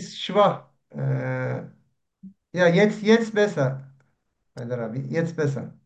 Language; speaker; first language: German; non-native, learner; Turkish